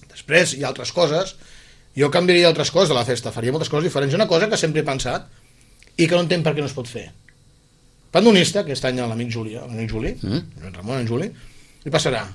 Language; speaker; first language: Catalan; native; Catalan